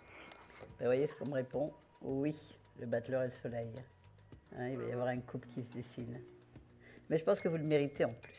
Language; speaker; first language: French; native; French